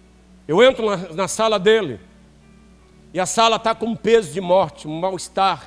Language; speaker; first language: Portuguese; native; Portuguese